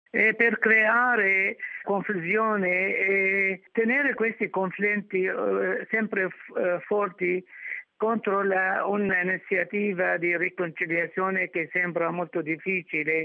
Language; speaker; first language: Italian; non-native, fluent; Arabic